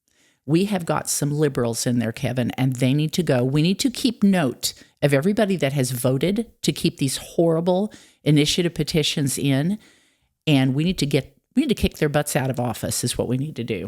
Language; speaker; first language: English; native; English